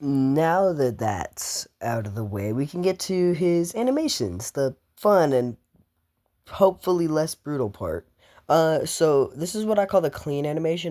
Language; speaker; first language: English; native; English